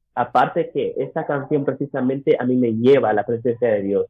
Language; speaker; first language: Spanish; early bilingual, other home language; English